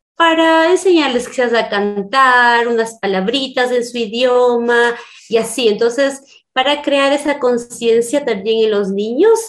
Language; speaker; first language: Spanish; non-native, local second language; Quechua